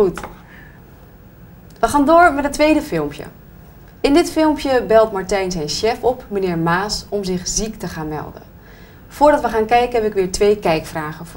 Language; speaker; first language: Dutch; native; Dutch